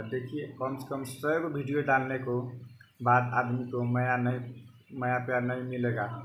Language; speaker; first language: Hindi; non-native, local second language; Bhojpuri